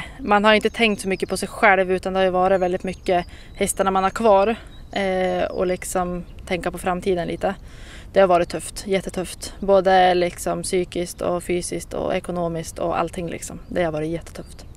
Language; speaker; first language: Swedish; native; Swedish